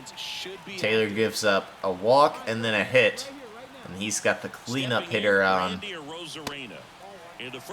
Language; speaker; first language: English; native; English